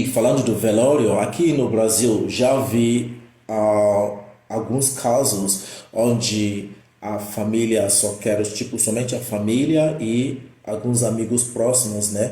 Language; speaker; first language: Portuguese; non-native, fluent; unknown